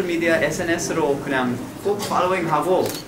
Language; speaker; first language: Korean; early bilingual, heritage; English